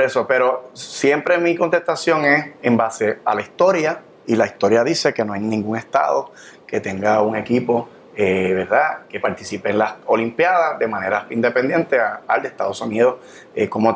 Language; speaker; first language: Spanish; native; Spanish